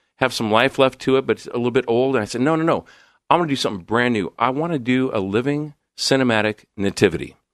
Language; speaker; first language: English; native; English